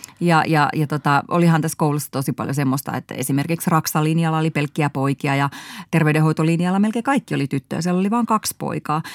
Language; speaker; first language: Finnish; native; Finnish